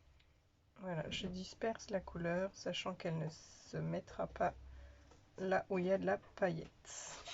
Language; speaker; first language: French; native; French